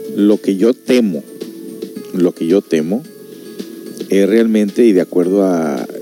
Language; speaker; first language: Spanish; early bilingual, heritage; Spanish